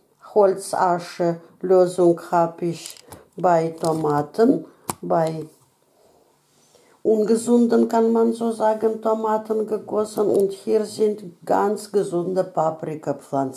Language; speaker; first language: German; non-native, fluent; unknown